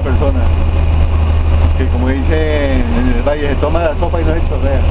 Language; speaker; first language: Spanish; native; Spanish